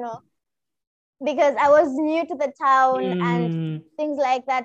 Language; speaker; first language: English; non-native, local second language; Swahili